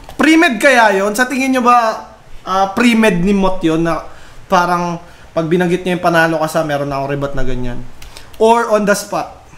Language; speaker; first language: Filipino; native; Filipino